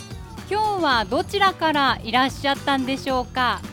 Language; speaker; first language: Japanese; native; Japanese